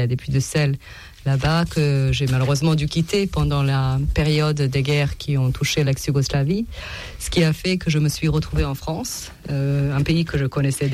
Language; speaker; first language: French; non-native, fluent; Serbian